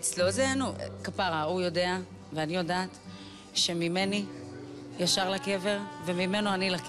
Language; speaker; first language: Hebrew; native; Hebrew